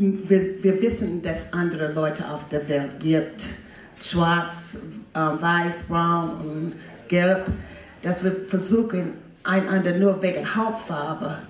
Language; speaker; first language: German; non-native, fluent; English